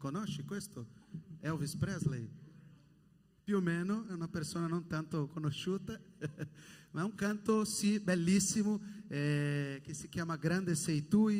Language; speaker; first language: Italian; non-native, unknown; Portuguese